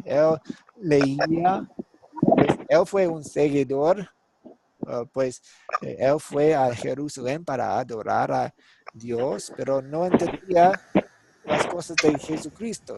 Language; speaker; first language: Spanish; non-native, fluent; English